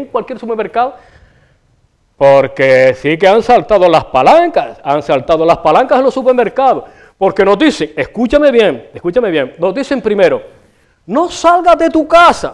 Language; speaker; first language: Spanish; native; Spanish